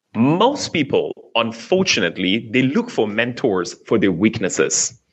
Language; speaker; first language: English; non-native, fluent; Persian